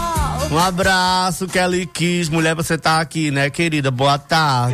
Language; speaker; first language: Portuguese; native; Portuguese